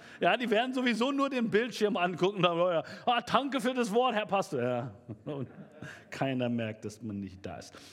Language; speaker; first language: German; native; German